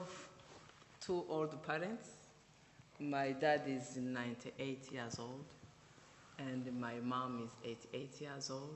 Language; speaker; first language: English; non-native, local second language; Kinyarwanda